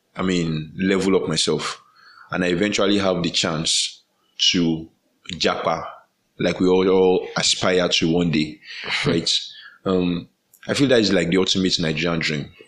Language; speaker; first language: English; non-native, local second language; Yoruba